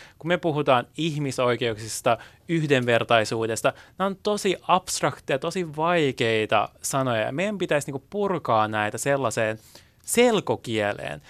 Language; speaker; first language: Finnish; early bilingual, other home language; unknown